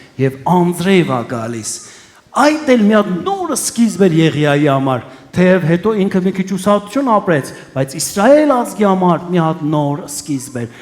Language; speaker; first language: Armenian; early bilingual, heritage; Armenian